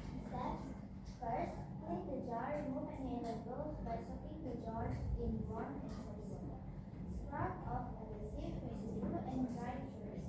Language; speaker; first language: English; non-native, learner; Indonesian